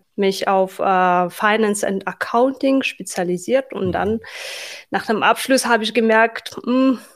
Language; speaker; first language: German; non-native, fluent; Russian